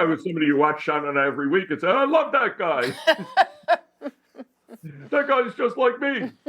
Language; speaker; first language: English; native; English